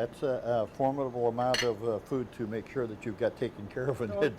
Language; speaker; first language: English; native; English